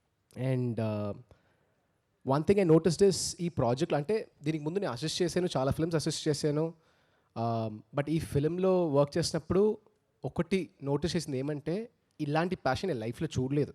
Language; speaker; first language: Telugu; early bilingual, heritage; Telugu